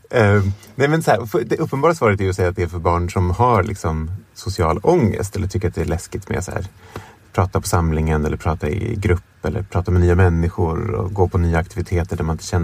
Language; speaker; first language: Swedish; native; Swedish